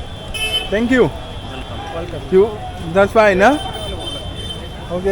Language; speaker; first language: English; non-native, fluent; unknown